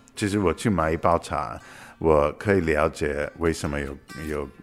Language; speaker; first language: Chinese; non-native, fluent; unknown